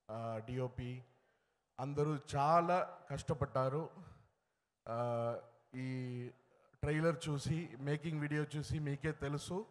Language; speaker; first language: Telugu; non-native, learner; Tamil